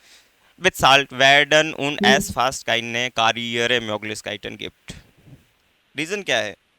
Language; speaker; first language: German; non-native, fluent; Hindi